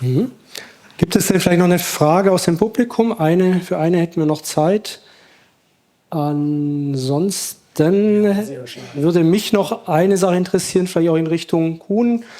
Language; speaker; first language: German; native; German